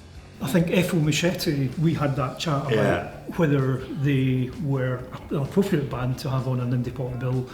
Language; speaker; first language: English; native; English